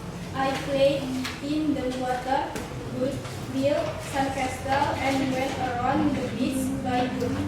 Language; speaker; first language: English; non-native, learner; Indonesian